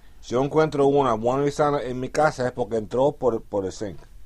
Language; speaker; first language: Spanish; early bilingual, heritage; Spanish